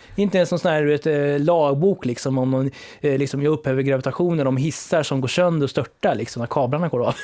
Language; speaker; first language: Swedish; early bilingual, other home language; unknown